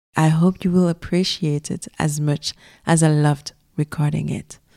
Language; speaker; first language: English; non-native, fluent; French